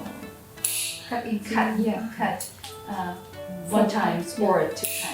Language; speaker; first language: English; non-native, learner; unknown